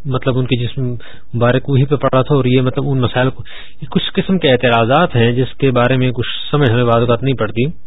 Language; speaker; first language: Urdu; non-native, local second language; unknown